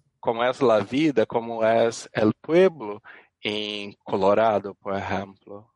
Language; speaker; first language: Spanish; non-native, learner; Portuguese